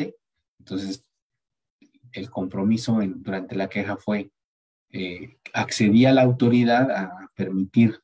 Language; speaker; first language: Spanish; native; Spanish